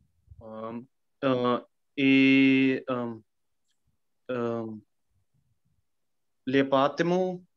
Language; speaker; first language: French; non-native, learner; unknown